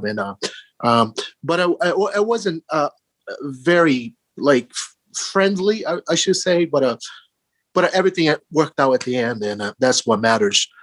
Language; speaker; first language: English; early bilingual, other home language; Portuguese